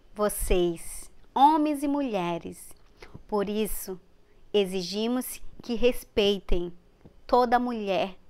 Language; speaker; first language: Portuguese; native; Portuguese